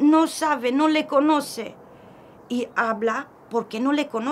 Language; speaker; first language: Spanish; non-native, learner; Romanian